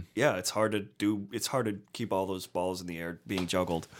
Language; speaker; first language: English; native; English